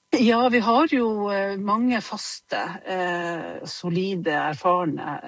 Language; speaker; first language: Norwegian; native; Norwegian